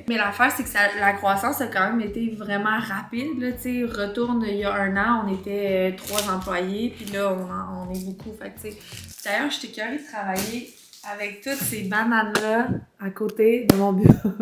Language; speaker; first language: French; native; French